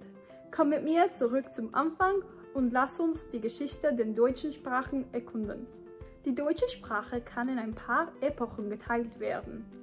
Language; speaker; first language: German; non-native, fluent; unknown